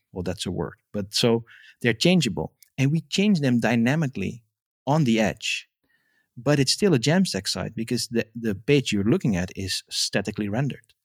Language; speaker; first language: English; non-native, fluent; Dutch